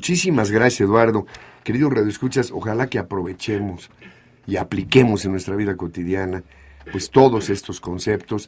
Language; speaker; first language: Spanish; native; Spanish